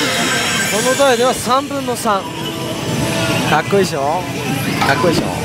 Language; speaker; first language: Japanese; native; Japanese